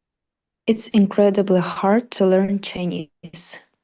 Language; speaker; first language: English; non-native, learner; Russian